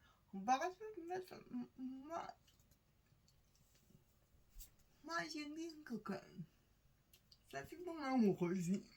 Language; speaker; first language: French; non-native, learner; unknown